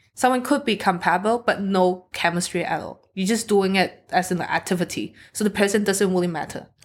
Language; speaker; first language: English; non-native, local second language; Cantonese